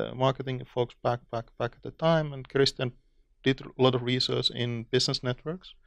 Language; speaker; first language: English; non-native, fluent; Finnish